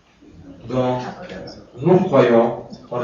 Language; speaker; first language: French; non-native, fluent; Arabic